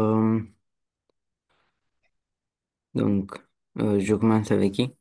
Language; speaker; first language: French; non-native, learner; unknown